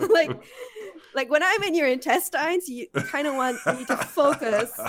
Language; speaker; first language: English; non-native, fluent; German